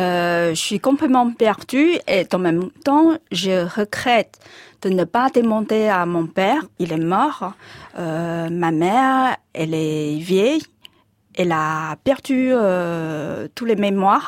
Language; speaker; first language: French; non-native, fluent; Chinese